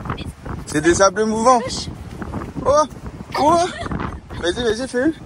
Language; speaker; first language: French; native; French